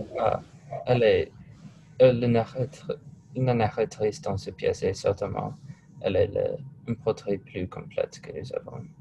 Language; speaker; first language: French; non-native, learner; English